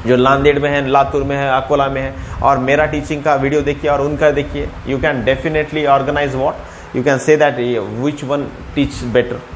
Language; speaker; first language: Hindi; non-native, local second language; Marathi